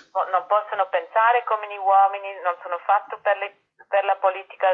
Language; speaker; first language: Italian; non-native, fluent; German